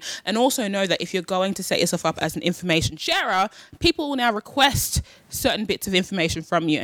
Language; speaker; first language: English; native; English